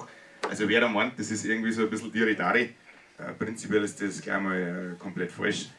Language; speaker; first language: German; native; German